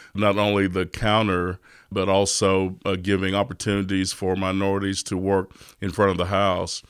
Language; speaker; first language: English; native; English